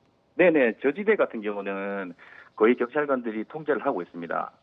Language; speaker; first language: Korean; native; Korean